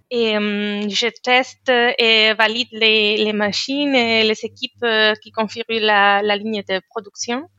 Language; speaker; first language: French; non-native, fluent; Spanish